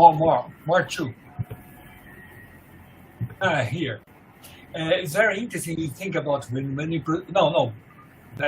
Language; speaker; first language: English; non-native, fluent; Portuguese